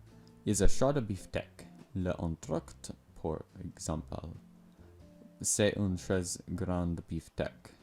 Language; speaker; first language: French; non-native, learner; English